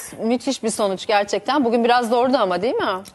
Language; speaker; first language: Turkish; native; Turkish